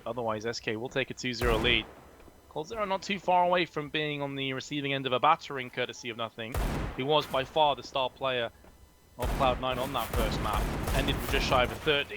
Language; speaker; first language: English; native; English